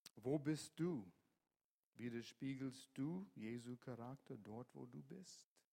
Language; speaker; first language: German; non-native, fluent; English